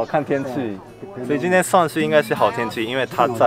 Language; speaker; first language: Chinese; non-native, fluent; Japanese